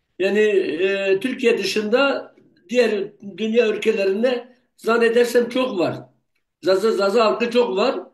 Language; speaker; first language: Turkish; non-native, local second language; Zaza